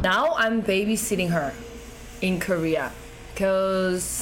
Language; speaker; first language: English; non-native, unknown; Korean